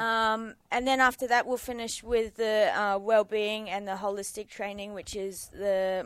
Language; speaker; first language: English; native; English